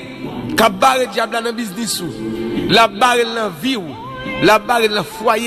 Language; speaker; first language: French; non-native, local second language; Haitian Creole